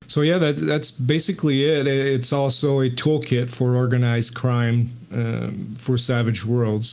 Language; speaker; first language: English; non-native, fluent; French